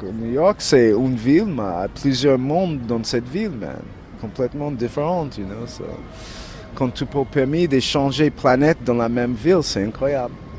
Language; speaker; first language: French; non-native, learner; English